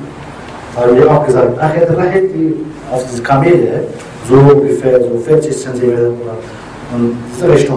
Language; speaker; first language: German; non-native, learner; Arabic